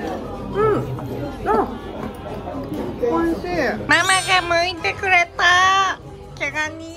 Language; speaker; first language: Japanese; native; Japanese